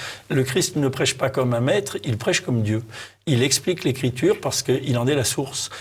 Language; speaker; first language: French; native; French